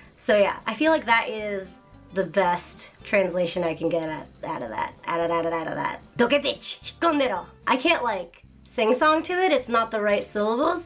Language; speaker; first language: English; early bilingual, other home language; Japanese